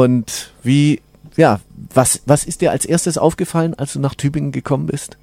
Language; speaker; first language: German; native; German